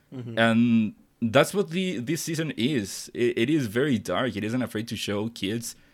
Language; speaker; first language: English; non-native, fluent; Spanish